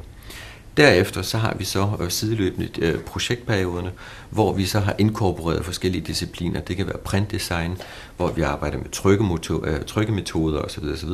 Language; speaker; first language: Danish; native; Danish